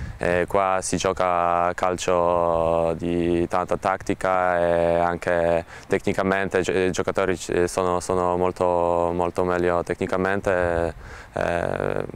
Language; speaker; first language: Italian; non-native, learner; Polish